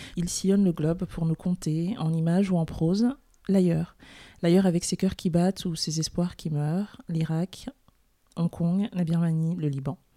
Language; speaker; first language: French; native; French